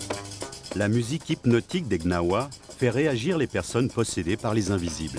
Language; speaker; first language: French; native; French